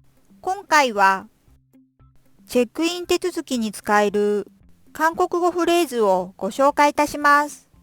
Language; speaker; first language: Japanese; non-native, fluent; Korean